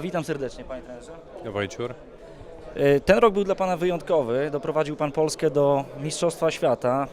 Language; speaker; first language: Polish; native; Polish